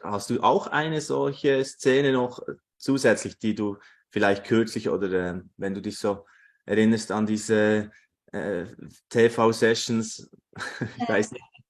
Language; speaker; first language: German; native; German